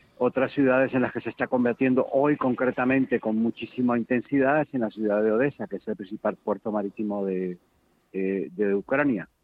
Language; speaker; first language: Spanish; native; Spanish